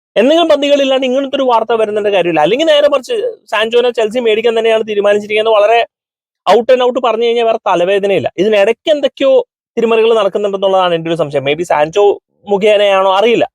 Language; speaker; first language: Malayalam; native; Malayalam